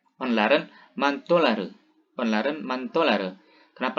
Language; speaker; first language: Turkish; non-native, fluent; Indonesian